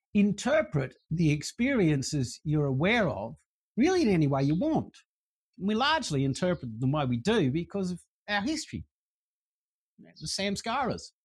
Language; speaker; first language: English; native; English